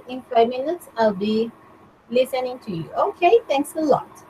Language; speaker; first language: English; non-native, fluent; Spanish